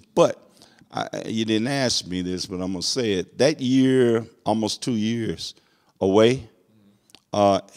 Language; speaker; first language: English; native; English